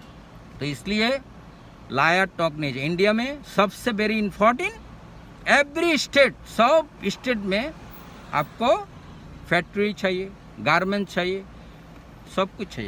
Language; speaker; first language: Hindi; non-native, local second language; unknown